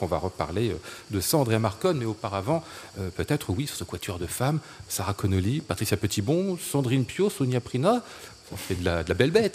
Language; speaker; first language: French; native; French